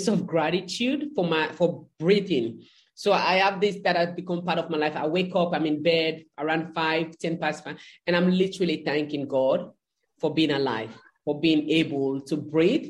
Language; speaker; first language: English; non-native, local second language; Krio